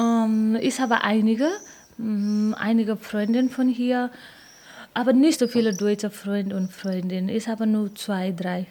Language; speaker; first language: German; non-native, learner; Nepali